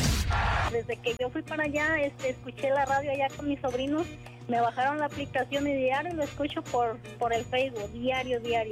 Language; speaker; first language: Spanish; native; Spanish